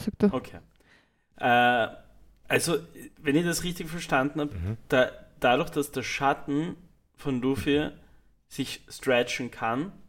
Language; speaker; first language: German; native; German